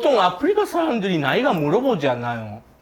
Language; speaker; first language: Korean; non-native, fluent; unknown